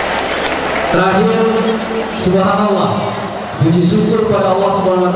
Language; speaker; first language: Indonesian; native; Indonesian